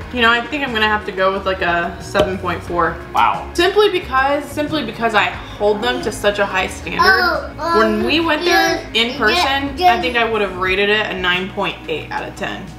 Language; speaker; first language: English; native; English